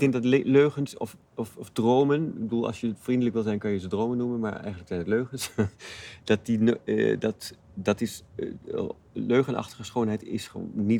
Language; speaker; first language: Dutch; native; Dutch